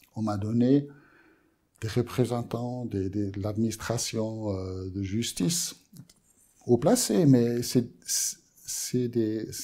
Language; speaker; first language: French; native; French